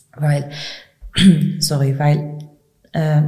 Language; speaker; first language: German; non-native, fluent; Arabic